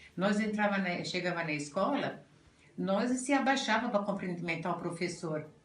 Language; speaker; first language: Portuguese; non-native, fluent; Italian